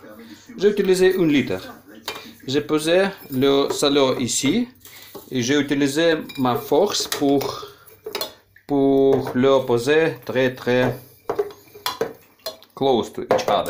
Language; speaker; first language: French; non-native, learner; Ukrainian